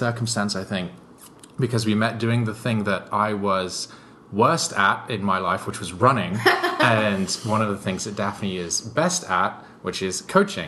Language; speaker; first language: English; native; English